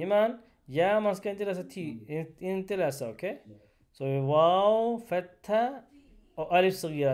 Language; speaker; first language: Swedish; non-native, fluent; Urdu